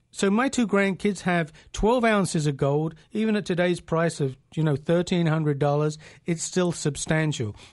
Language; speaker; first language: English; native; English